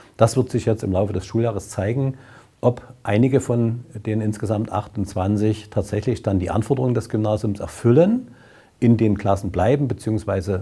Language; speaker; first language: German; native; German